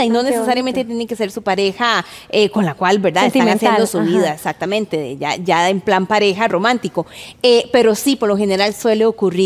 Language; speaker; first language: Spanish; native; Spanish